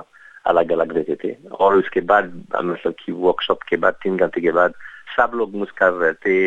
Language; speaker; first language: Hindi; non-native, fluent; French